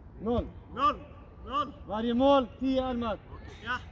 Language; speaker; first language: Swedish; non-native, fluent; Serbian